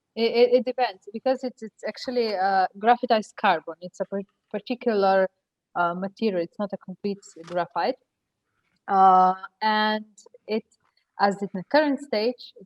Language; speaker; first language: English; non-native, fluent; Slovenian